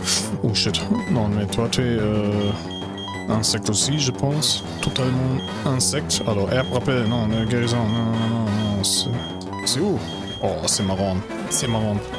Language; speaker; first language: French; non-native, learner; German